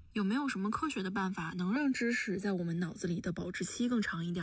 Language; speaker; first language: Chinese; native; Chinese